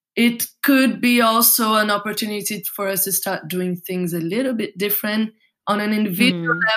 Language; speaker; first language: English; non-native, fluent; Portuguese